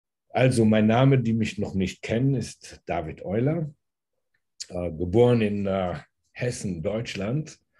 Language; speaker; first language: German; early bilingual, heritage; German